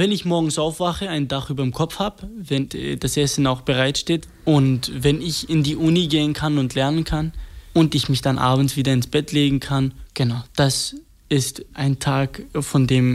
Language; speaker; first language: German; non-native, fluent; Kurdish